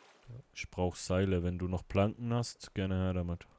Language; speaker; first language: German; native; German